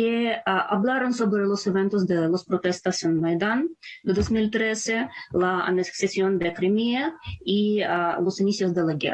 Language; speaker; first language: Spanish; non-native, fluent; Ukrainian